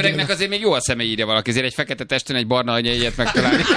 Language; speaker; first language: Hungarian; native; Hungarian